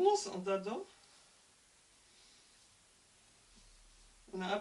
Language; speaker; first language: Spanish; non-native, learner; French